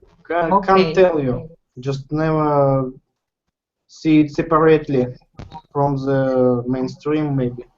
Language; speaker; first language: English; non-native, learner; Russian